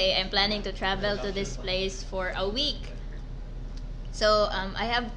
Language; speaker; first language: English; non-native, local second language; Cebuano